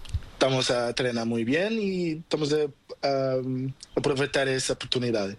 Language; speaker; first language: Spanish; non-native, learner; Portuguese